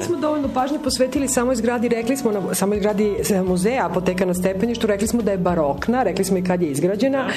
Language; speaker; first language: Serbian; native; Serbian